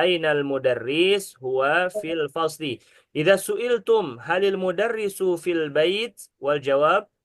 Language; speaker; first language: Arabic; non-native, fluent; Indonesian